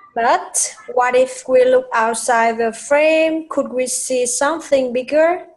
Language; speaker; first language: English; non-native, fluent; Vietnamese